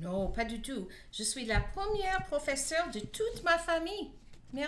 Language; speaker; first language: French; non-native, fluent; English